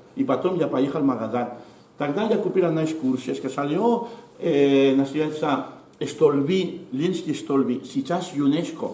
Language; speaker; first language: Russian; non-native, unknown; Spanish